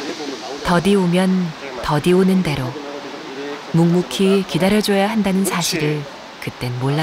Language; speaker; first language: Korean; native; Korean